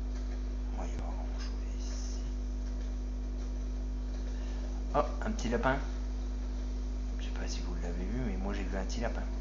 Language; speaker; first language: French; native; French